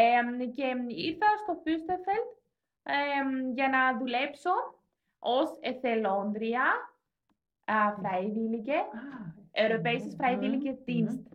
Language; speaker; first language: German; non-native, fluent; Greek